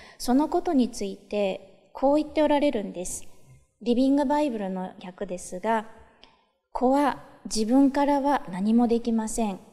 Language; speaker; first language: Japanese; native; Japanese